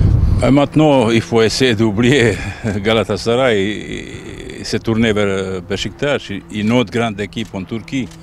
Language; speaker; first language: French; non-native, fluent; Bosnian